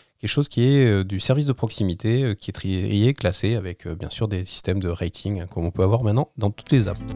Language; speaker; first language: French; native; French